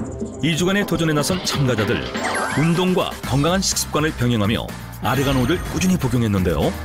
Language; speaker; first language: Korean; native; Korean